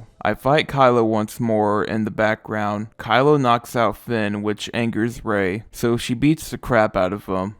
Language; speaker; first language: English; native; English